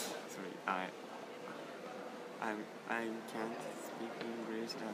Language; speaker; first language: English; non-native, learner; Japanese